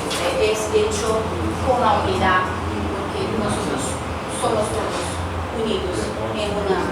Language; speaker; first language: Spanish; non-native, fluent; Portuguese